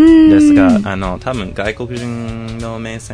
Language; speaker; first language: Japanese; non-native, fluent; English